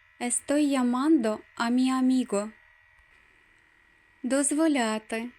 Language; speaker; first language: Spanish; non-native, fluent; Ukrainian